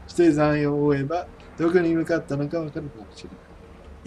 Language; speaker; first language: Japanese; non-native, learner; English